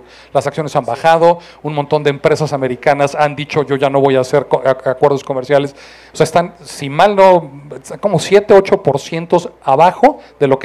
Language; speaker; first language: Spanish; native; Spanish